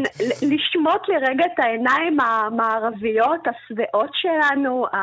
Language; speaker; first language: Hebrew; early bilingual, other home language; Russian